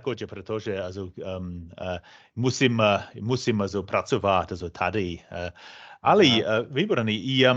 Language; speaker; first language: Czech; non-native, learner; English